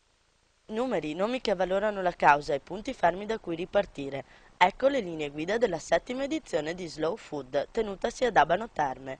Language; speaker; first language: Italian; native; Italian